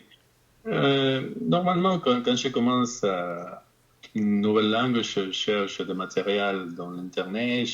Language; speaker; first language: French; non-native, fluent; Spanish